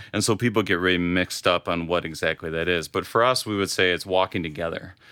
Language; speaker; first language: English; native; English